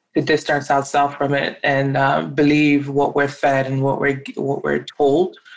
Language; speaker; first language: English; non-native, local second language; Yoruba